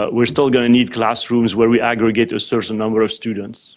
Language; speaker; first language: English; non-native, fluent; French